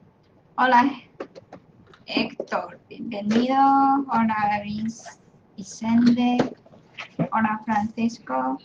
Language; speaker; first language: Spanish; non-native, fluent; Chinese